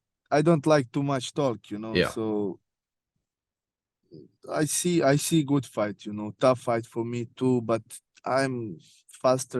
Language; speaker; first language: English; non-native, learner; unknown